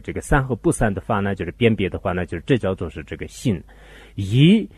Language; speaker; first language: Chinese; native; Chinese